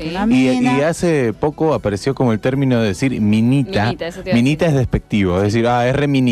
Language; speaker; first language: Spanish; native; Spanish